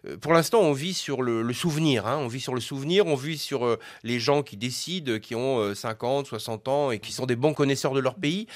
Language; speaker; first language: French; native; French